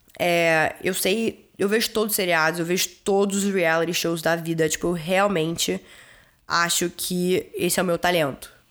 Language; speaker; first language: Portuguese; early bilingual, heritage; Portuguese